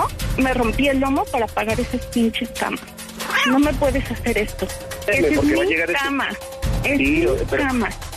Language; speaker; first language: Spanish; native; Spanish